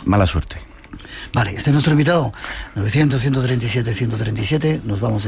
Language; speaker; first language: Spanish; native; Spanish